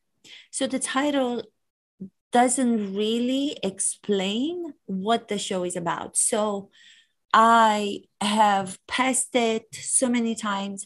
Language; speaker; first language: English; non-native, fluent; Romanian